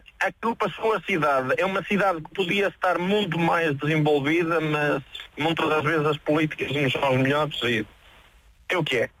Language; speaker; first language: Portuguese; native; Portuguese